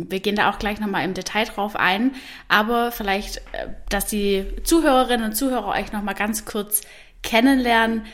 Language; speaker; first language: German; native; German